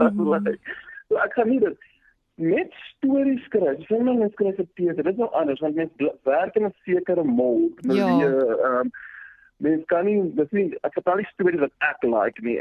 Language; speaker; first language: Afrikaans; early bilingual, other home language; Zulu